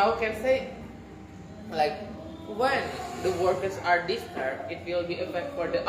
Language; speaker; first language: English; non-native, learner; Indonesian